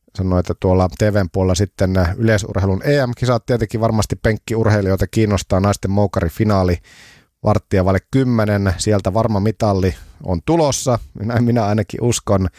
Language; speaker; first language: Finnish; native; Finnish